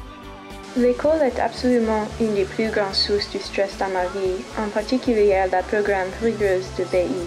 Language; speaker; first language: French; non-native, fluent; English